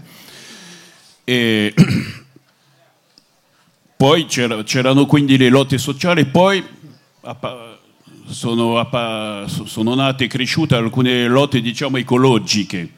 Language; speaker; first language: Italian; non-native, fluent; French